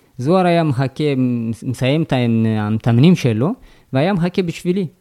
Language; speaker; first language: Hebrew; non-native, fluent; Amharic